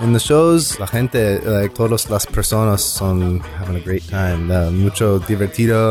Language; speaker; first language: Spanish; non-native, learner; English